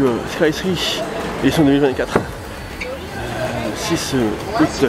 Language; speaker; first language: French; native; French